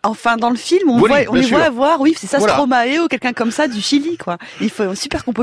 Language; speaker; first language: French; native; French